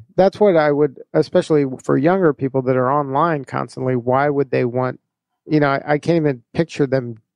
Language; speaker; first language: English; native; English